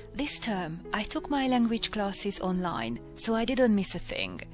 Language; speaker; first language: English; non-native, fluent; Hungarian